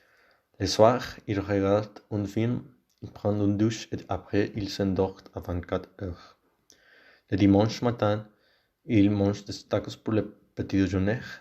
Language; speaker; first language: French; non-native, learner; Spanish